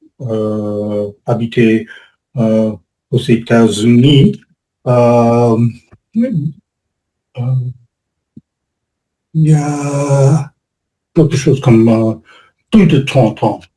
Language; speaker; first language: French; non-native, learner; English